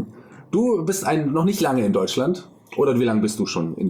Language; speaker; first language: German; native; German